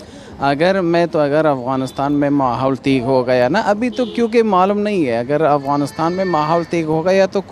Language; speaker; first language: Hindi; non-native, learner; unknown